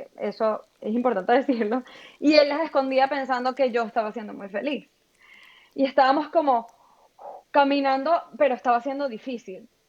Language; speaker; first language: Spanish; native; Spanish